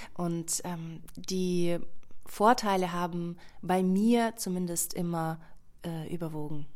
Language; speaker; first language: German; non-native, fluent; Russian